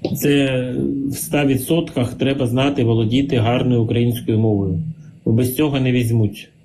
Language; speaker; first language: Ukrainian; non-native, local second language; Russian